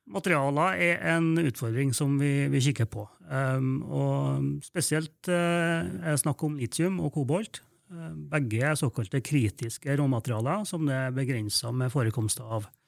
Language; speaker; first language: Norwegian; native; Norwegian